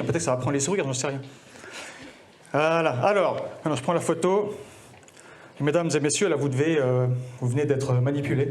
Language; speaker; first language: French; native; French